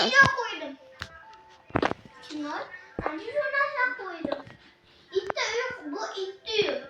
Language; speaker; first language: Turkish; non-native, learner; Uzbek